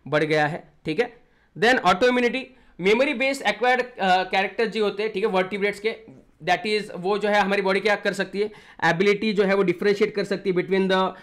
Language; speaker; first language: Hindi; non-native, local second language; Marathi